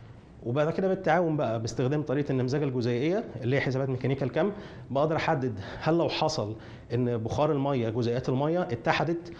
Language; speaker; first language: Arabic; native; Arabic